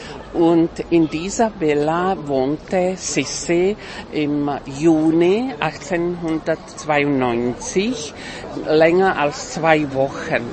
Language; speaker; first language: German; non-native, fluent; Czech